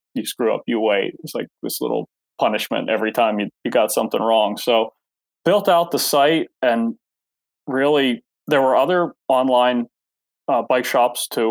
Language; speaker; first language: English; native; English